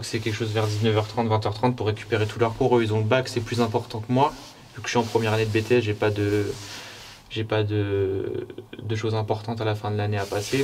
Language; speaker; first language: French; native; French